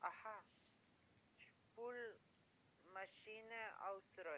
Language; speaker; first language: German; non-native, learner; Macedonian